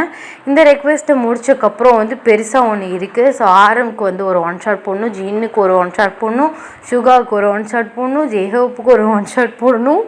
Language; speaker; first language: Tamil; native; Tamil